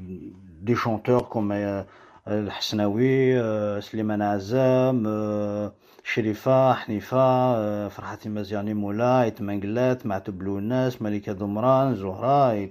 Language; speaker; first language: French; non-native, local second language; Kabyle